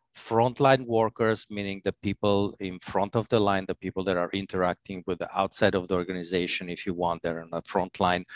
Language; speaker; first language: English; non-native, fluent; Romanian